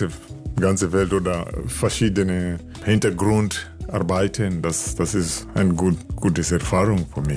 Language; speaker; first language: German; non-native, learner; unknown